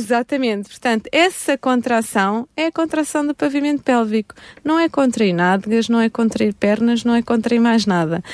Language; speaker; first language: Portuguese; native; Portuguese